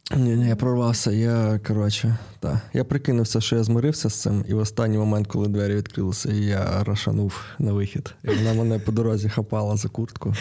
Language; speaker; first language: Ukrainian; non-native, local second language; Russian